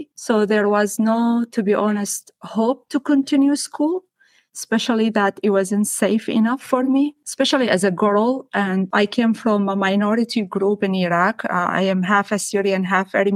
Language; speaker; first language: English; non-native, fluent; Arabic